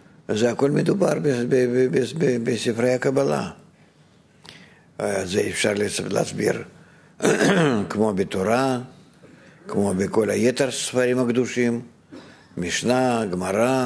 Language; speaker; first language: Hebrew; non-native, fluent; Russian